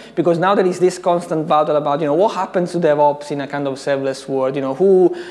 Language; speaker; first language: English; non-native, fluent; Italian